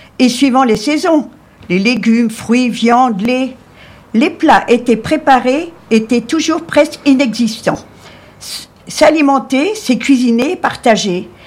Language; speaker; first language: French; native; French